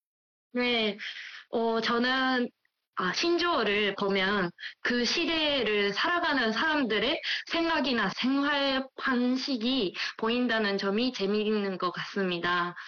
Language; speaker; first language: Korean; non-native, fluent; Japanese